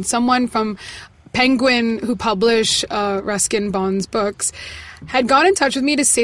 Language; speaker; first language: English; non-native, local second language; Malayalam